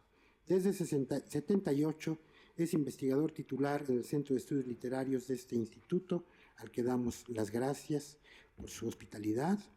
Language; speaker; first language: Spanish; native; Spanish